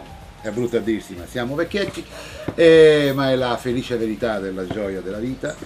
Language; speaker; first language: Italian; native; Italian